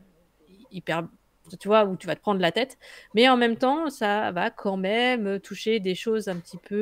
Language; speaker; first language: French; native; French